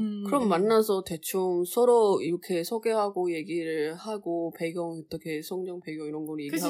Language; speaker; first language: Korean; non-native, learner; Chinese